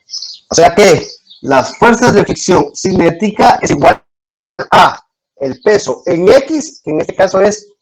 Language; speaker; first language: Spanish; native; Spanish